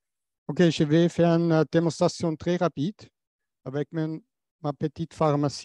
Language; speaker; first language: French; non-native, fluent; English